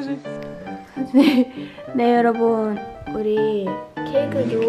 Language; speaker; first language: Korean; non-native, learner; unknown